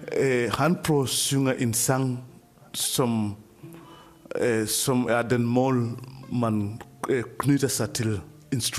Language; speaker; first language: Danish; non-native, fluent; Mandingo